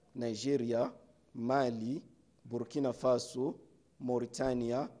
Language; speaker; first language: Arabic; non-native, fluent; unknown